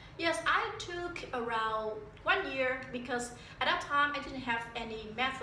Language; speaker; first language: English; non-native, fluent; Vietnamese